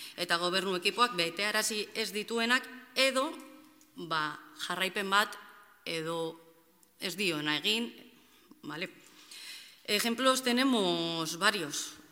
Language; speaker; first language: Basque; non-native, local second language; Spanish